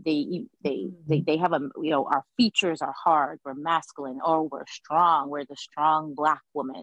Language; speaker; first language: English; native; English